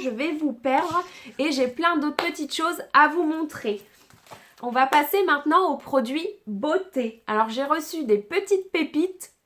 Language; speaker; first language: French; native; French